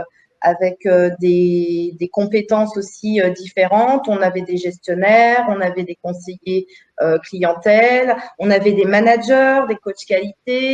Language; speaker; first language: French; native; French